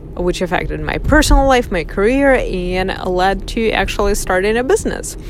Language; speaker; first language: English; non-native, fluent; Russian